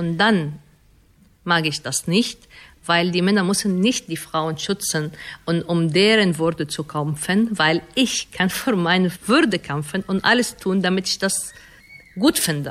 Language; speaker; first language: German; non-native, fluent; Arabic